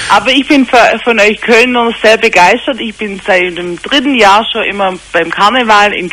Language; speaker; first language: German; native; German